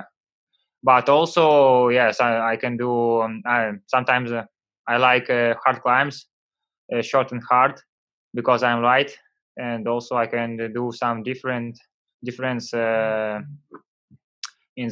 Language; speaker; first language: English; non-native, learner; Russian